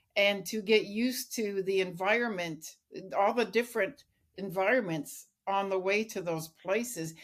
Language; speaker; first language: English; native; English